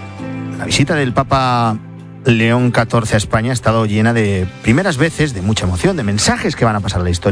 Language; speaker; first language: Spanish; native; Spanish